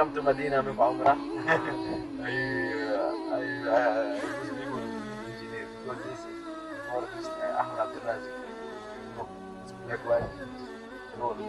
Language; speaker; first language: English; non-native, learner; Arabic